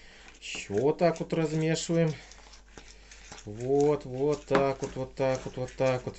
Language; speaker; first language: Russian; native; Russian